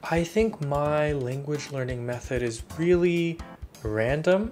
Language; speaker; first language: English; native; English